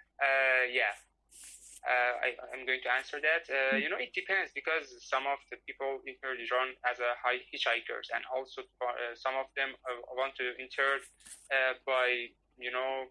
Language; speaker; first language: English; non-native, learner; Persian